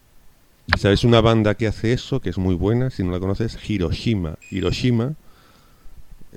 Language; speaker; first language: Spanish; native; Spanish